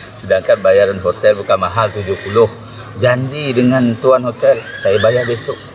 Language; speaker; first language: Malay; native; Malay